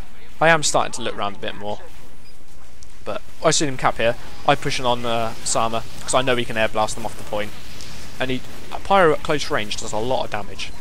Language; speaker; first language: English; native; English